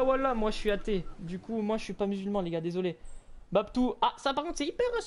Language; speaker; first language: French; native; French